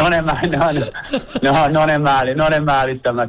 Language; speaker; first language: Italian; non-native, learner; English